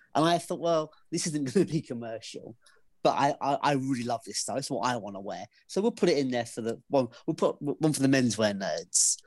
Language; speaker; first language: English; native; English